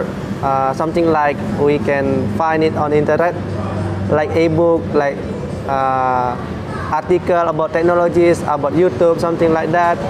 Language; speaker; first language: English; non-native, fluent; Indonesian